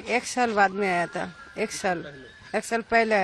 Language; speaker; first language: Hindi; non-native, learner; Bangla